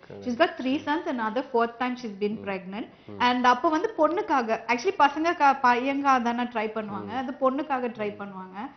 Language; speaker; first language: English; non-native, local second language; Tamil